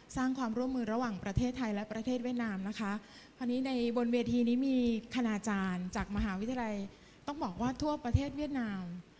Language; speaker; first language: Thai; native; Thai